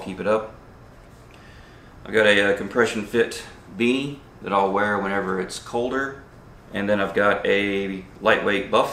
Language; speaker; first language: English; native; English